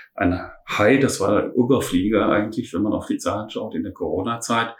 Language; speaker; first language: German; native; German